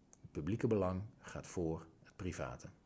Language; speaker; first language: Dutch; native; Dutch